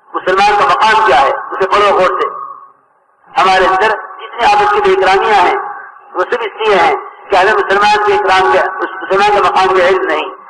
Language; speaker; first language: Urdu; native; Urdu